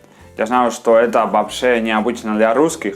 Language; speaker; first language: Russian; non-native, learner; Spanish